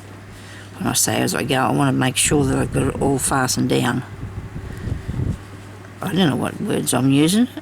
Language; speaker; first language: English; native; English